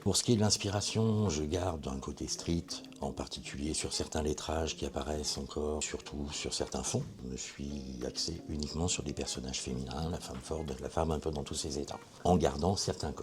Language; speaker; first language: French; native; French